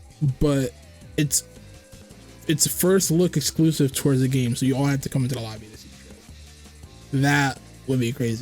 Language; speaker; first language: English; native; English